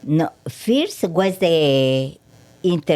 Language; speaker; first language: English; non-native, learner; Spanish